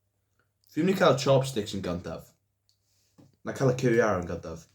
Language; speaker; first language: Welsh; non-native, local second language; English